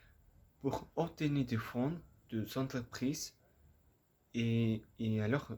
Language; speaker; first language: French; non-native, learner; Spanish